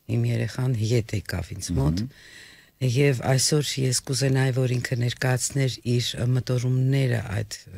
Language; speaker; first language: Armenian; native; Armenian